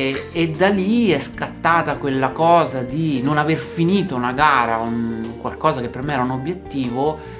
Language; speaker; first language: Italian; native; Italian